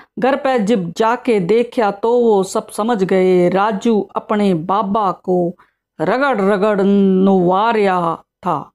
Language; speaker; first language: Hindi; native; Hindi